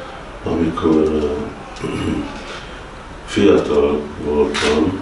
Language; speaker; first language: Hungarian; early bilingual, heritage; Hungarian